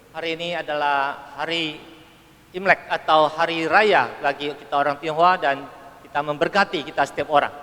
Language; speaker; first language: Indonesian; native; Indonesian